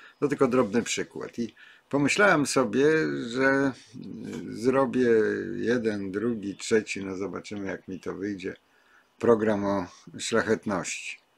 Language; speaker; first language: Polish; native; Polish